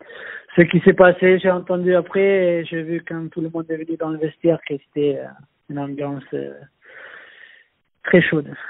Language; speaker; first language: French; non-native, fluent; Swedish